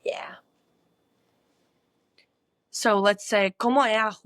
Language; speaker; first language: Portuguese; non-native, learner; English